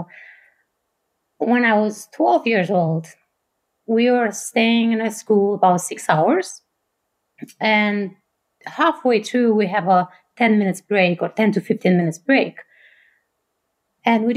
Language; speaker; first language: English; non-native, fluent; Romanian